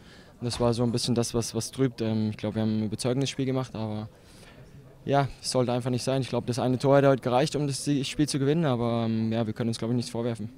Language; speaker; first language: German; native; German